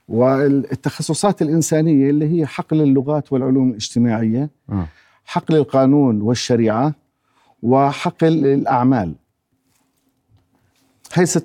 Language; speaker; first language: Arabic; native; Arabic